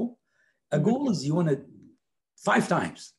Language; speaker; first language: English; non-native, fluent; Arabic